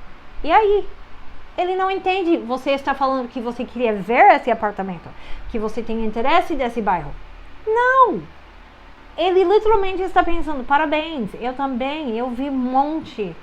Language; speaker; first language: Portuguese; non-native, fluent; English